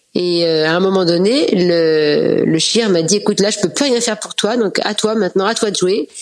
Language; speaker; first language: French; native; French